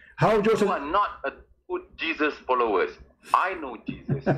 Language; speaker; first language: English; non-native, local second language; Malay